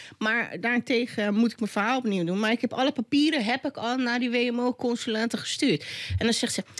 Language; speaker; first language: Dutch; native; Dutch